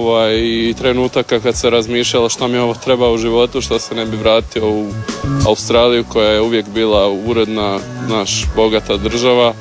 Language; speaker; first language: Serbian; early bilingual, heritage; English